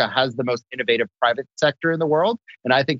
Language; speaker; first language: English; native; English